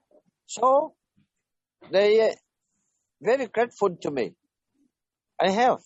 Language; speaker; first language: English; non-native, learner; Vietnamese